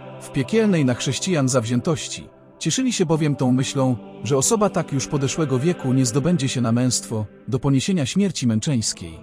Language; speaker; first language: Polish; native; Polish